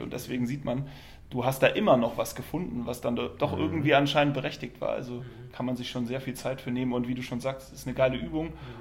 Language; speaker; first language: German; native; German